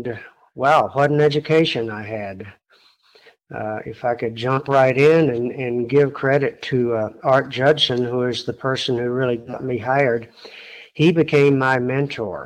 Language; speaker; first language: English; native; English